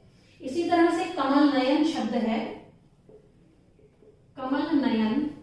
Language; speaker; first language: Hindi; native; Hindi